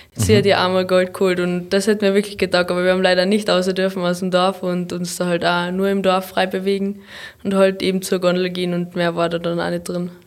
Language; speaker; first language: German; native; German